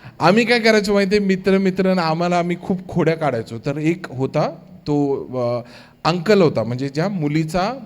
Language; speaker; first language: Marathi; native; Marathi